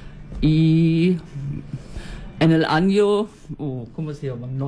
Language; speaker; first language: Spanish; non-native, learner; German